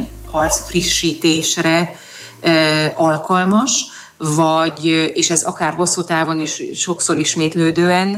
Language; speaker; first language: Hungarian; native; Hungarian